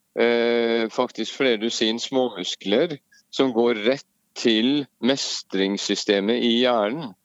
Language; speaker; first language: Norwegian; native; Norwegian